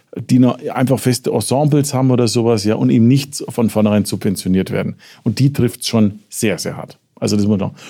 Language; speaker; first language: German; native; German